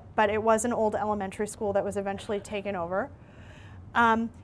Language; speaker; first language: English; native; English